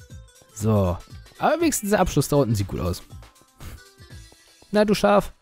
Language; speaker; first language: German; native; German